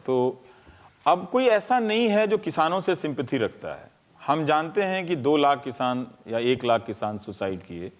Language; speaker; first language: Hindi; native; Hindi